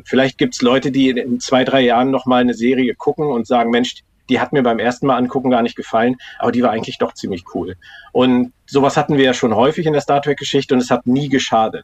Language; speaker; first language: German; native; German